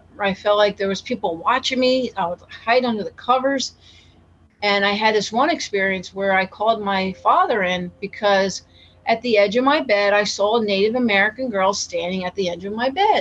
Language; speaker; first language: English; native; English